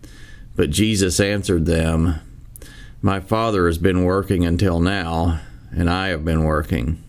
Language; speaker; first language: English; native; English